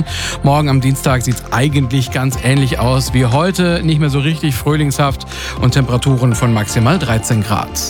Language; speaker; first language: German; native; German